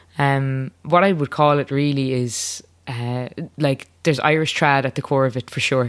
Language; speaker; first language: English; native; English